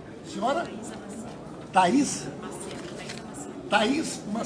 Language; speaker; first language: Portuguese; native; Portuguese